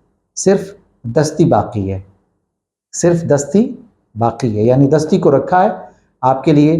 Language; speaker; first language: Urdu; native; Urdu